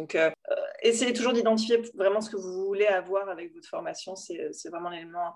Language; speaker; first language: French; native; French